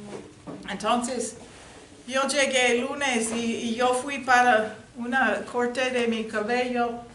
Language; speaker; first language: Spanish; non-native, learner; English